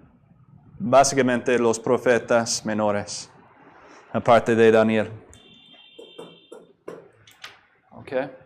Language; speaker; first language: Spanish; non-native, fluent; English